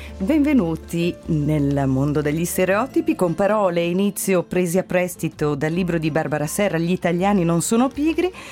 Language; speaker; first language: Italian; native; Italian